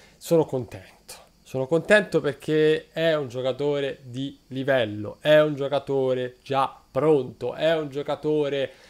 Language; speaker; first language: Italian; native; Italian